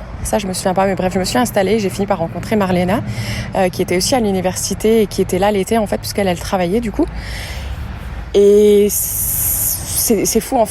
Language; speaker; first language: French; native; French